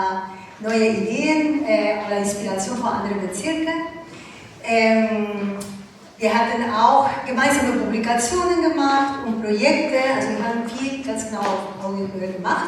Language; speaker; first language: German; non-native, learner; Ukrainian